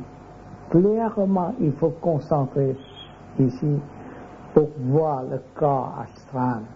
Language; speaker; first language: French; non-native, learner; Vietnamese